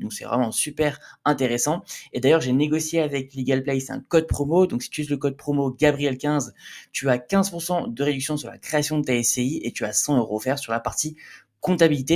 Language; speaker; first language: French; native; French